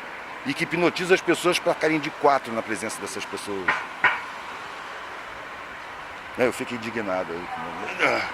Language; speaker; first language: Portuguese; native; Portuguese